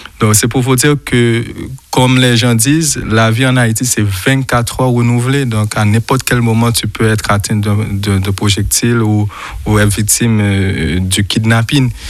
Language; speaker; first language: French; non-native, local second language; Haitian Creole